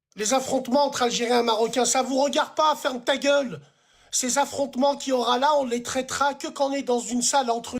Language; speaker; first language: French; early bilingual, other home language; Arabic